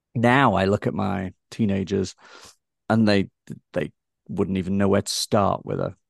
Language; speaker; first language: English; native; English